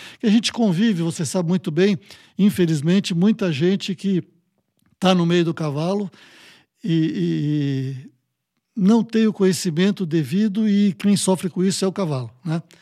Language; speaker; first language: Portuguese; native; Portuguese